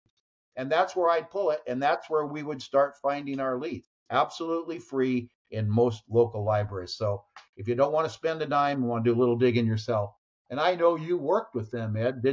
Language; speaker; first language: English; native; English